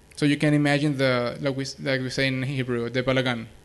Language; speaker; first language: English; non-native, fluent; Spanish